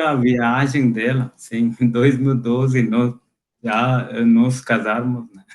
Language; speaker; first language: Portuguese; non-native, fluent; Hindi